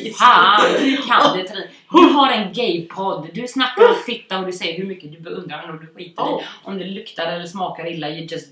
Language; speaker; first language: Swedish; native; Swedish